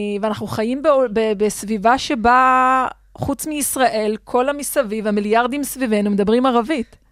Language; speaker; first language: Hebrew; non-native, local second language; Adyghe